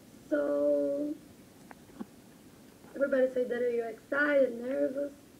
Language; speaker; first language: English; non-native, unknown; Portuguese